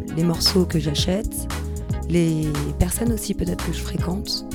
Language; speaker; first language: French; native; French